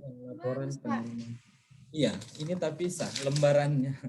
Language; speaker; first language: Indonesian; native; Indonesian